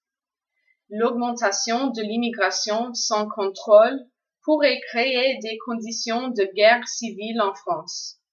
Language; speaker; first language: French; non-native, fluent; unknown